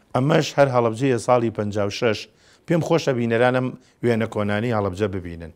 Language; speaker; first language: Central Kurdish; native; Central Kurdish